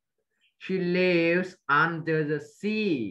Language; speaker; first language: English; non-native, fluent; Vietnamese